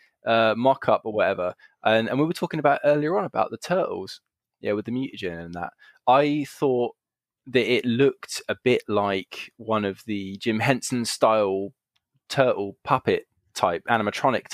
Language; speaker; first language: English; native; English